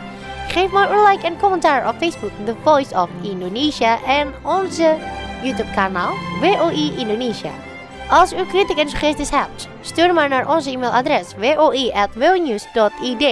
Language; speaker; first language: Dutch; non-native, fluent; Indonesian